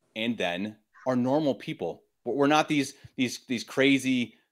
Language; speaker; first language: English; native; English